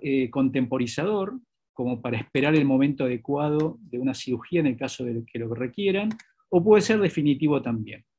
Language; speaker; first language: Spanish; native; Spanish